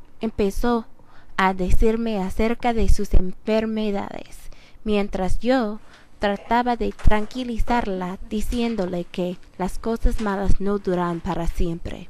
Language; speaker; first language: Spanish; non-native, learner; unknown